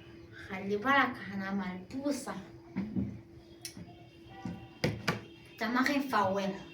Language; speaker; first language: Arabic; native; Arabic